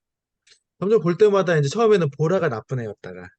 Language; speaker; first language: Korean; native; Korean